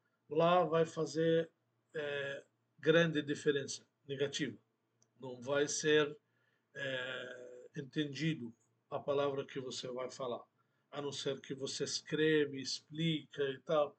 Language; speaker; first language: Portuguese; non-native, fluent; Arabic